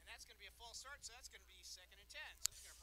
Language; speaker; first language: English; native; English